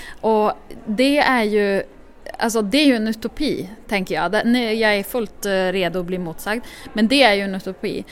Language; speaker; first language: Swedish; native; Swedish